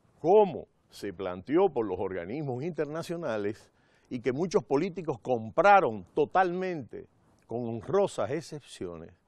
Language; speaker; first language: Spanish; native; Spanish